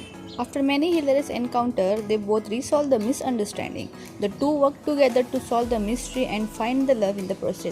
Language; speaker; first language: English; non-native, fluent; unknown